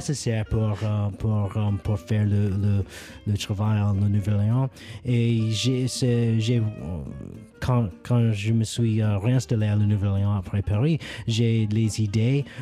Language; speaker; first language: French; non-native, learner; English